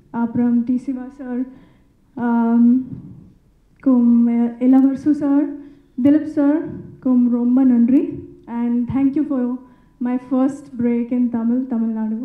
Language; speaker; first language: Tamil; non-native, learner; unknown